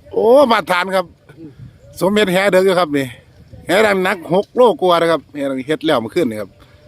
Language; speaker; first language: Thai; native; Thai